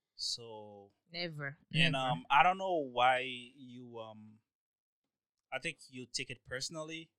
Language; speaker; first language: English; non-native, fluent; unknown